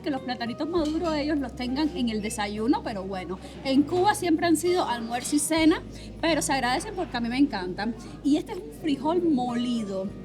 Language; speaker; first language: Spanish; native; Spanish